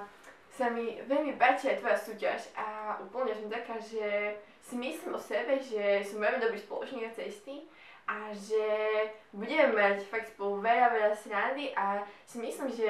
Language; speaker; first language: Slovak; non-native, local second language; Hungarian